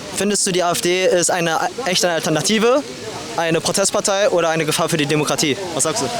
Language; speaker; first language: German; native; German